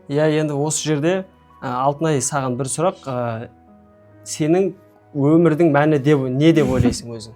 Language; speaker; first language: Kazakh; native; Kazakh